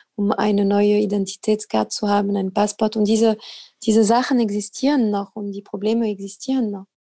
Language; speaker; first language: German; non-native, fluent; Arabic